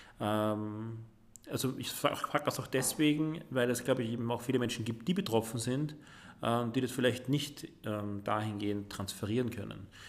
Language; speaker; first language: German; native; German